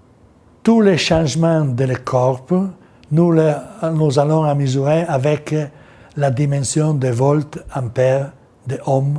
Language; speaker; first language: French; non-native, learner; Italian